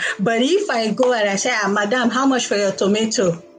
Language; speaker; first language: English; non-native, local second language; Igbo